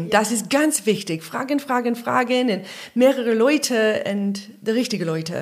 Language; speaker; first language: German; non-native, learner; English